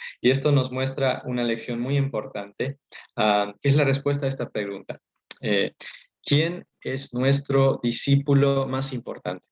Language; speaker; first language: Spanish; early bilingual, heritage; Spanish